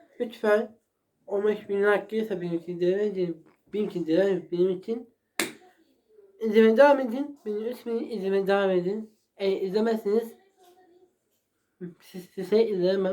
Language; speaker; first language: Turkish; non-native, learner; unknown